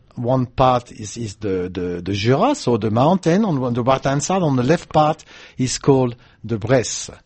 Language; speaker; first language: English; non-native, fluent; French